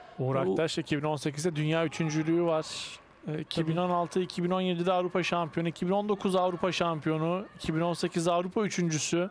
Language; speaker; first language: Turkish; native; Turkish